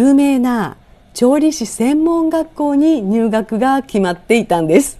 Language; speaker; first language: Japanese; native; Japanese